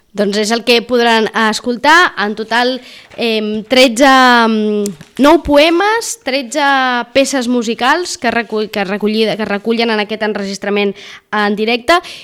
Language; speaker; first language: Catalan; native; Catalan